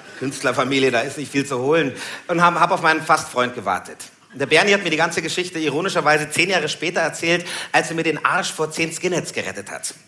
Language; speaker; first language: German; native; German